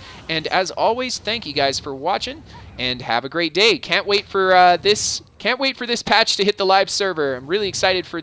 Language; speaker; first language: English; native; English